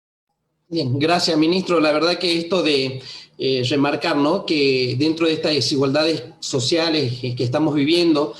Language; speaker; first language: Spanish; native; Spanish